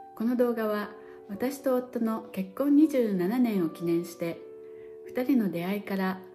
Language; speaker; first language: Japanese; native; Japanese